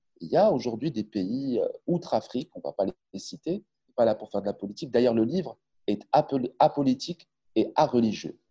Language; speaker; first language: French; non-native, local second language; Arabic